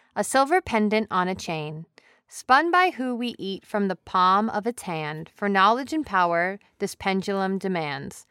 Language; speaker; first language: English; native; English